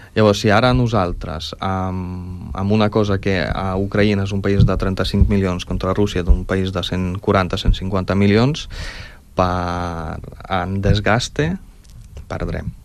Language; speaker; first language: Catalan; early bilingual, other home language; Ukrainian